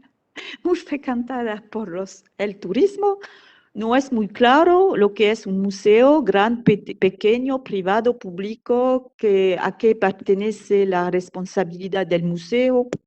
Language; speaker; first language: Spanish; non-native, fluent; French